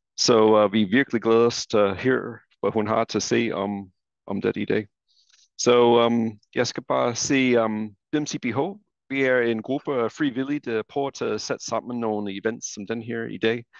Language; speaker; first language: Danish; non-native, fluent; English